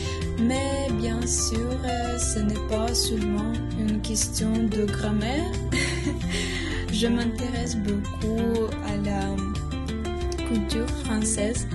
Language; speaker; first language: French; non-native, fluent; Ukrainian